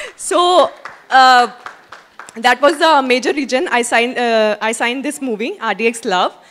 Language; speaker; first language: English; non-native, local second language; Hindi